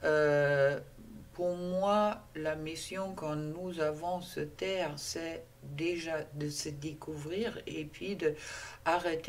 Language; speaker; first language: French; non-native, fluent; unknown